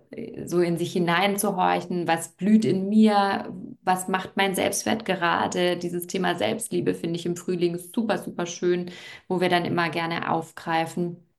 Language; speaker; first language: German; native; German